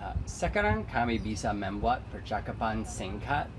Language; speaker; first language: Indonesian; non-native, learner; English